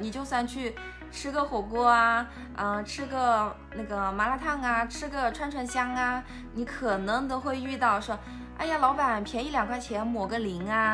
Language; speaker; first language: Chinese; native; Chinese